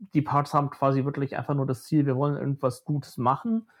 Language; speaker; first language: German; native; German